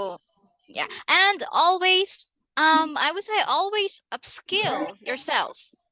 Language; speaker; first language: English; non-native, fluent; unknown